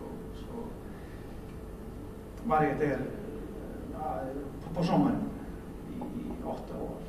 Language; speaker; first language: Swedish; non-native, learner; Icelandic